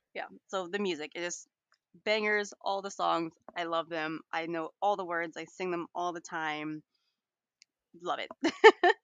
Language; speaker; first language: English; native; English